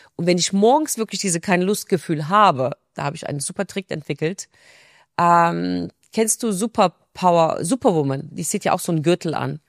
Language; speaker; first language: German; non-native, fluent; Turkish